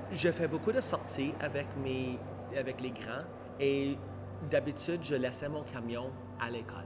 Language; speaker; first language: French; native; French